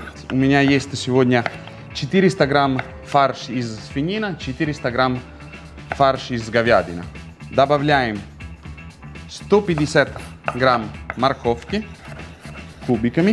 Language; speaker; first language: Russian; non-native, fluent; Italian